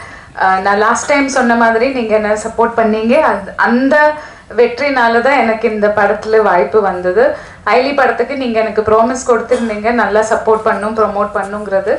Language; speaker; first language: Tamil; non-native, fluent; Malayalam